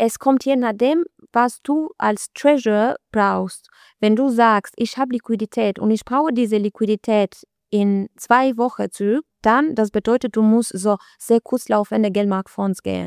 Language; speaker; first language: German; non-native, learner; Albanian